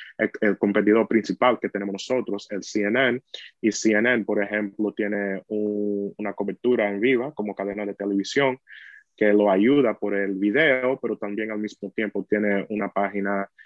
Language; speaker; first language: Spanish; early bilingual, heritage; Spanish